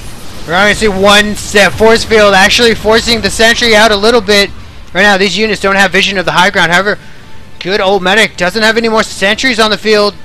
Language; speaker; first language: English; native; English